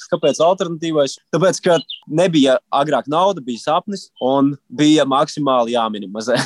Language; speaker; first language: Latvian; native; Latvian